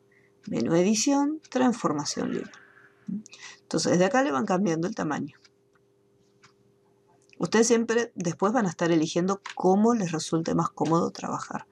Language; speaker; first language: Spanish; native; Spanish